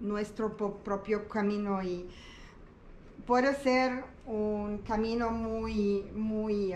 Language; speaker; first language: Spanish; non-native, learner; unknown